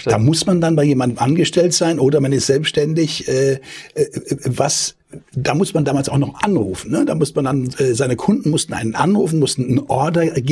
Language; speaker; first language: German; native; German